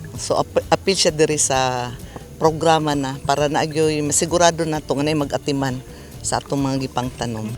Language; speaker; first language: Cebuano; native; Cebuano